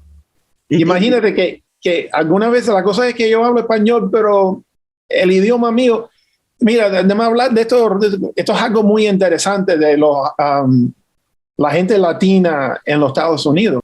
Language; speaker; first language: Spanish; early bilingual, heritage; English